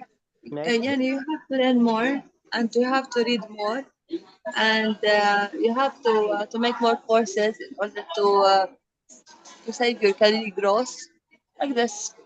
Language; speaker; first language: English; non-native, learner; Arabic